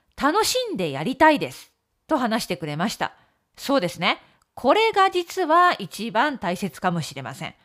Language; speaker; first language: Japanese; native; Japanese